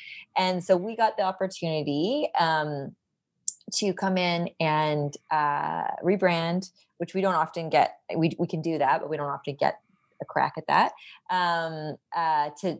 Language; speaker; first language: English; native; English